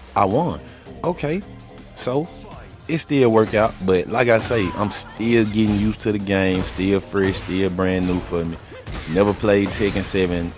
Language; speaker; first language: English; native; English